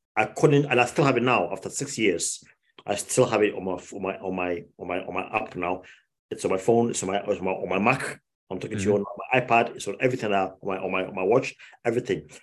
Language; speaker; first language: English; non-native, local second language; Akan